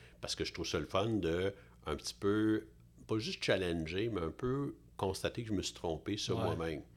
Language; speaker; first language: French; native; French